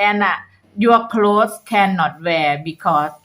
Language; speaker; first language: English; non-native, learner; Thai